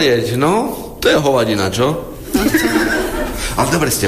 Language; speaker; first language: Slovak; native; Slovak